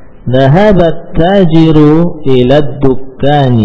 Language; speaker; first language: Arabic; non-native, fluent; Indonesian